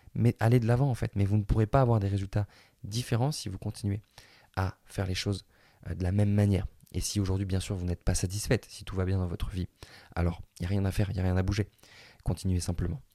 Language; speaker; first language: French; native; French